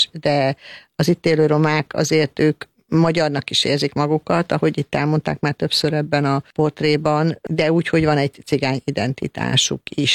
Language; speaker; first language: Hungarian; native; Hungarian